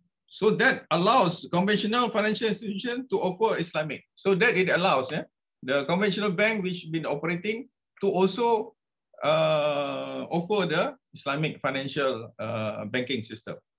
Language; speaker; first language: English; non-native, local second language; Malay